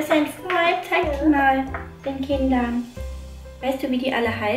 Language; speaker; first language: German; native; German